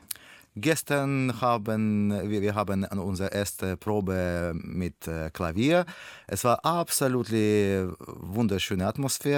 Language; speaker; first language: German; non-native, fluent; Russian